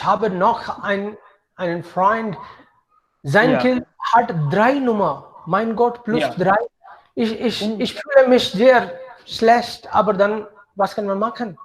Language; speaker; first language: German; non-native, fluent; Hindi